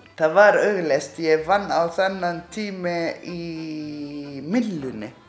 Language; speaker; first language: Icelandic; non-native, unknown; Arabic